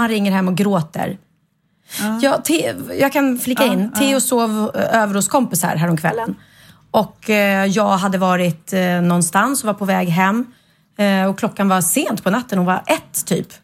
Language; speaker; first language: Swedish; native; Swedish